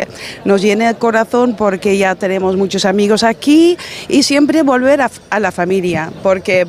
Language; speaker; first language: Spanish; non-native, fluent; Dutch